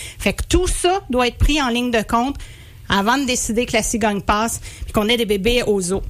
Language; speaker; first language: French; native; French